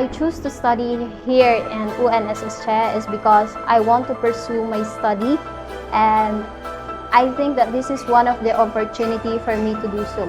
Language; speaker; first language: English; non-native, local second language; Filipino